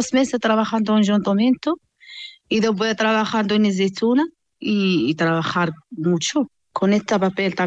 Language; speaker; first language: Spanish; non-native, learner; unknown